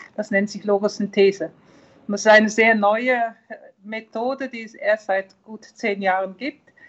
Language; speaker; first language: German; early bilingual, heritage; German